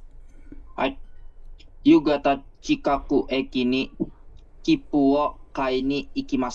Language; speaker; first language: Japanese; non-native, learner; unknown